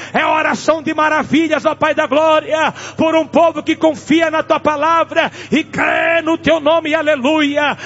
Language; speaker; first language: Portuguese; non-native, local second language; Tsonga